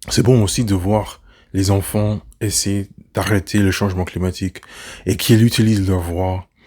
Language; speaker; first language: French; non-native, learner; English